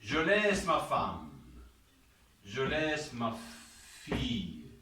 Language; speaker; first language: French; non-native, local second language; Arabic